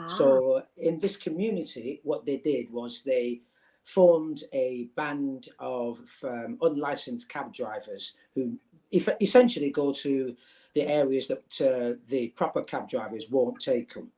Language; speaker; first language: English; native; English